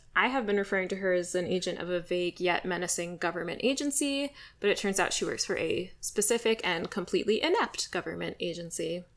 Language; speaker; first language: English; native; English